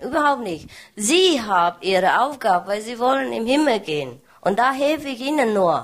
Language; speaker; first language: German; non-native, learner; Vietnamese